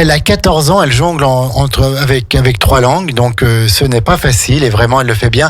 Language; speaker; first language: French; native; French